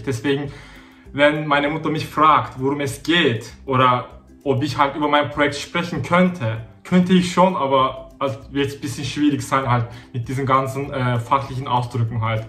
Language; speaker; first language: German; non-native, fluent; Turkish